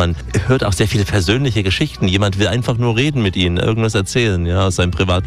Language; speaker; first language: German; native; German